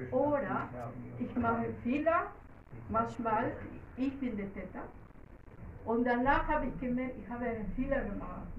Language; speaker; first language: German; non-native, learner; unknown